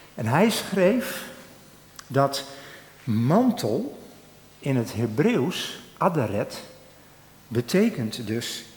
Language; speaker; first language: Dutch; native; Dutch